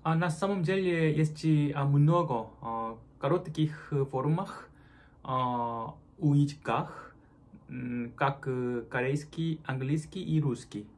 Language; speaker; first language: Russian; non-native, learner; Korean